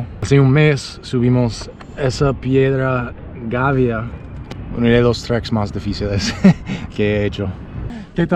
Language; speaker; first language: Spanish; non-native, fluent; English